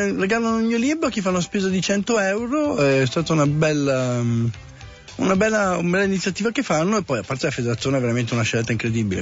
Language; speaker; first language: Italian; native; Italian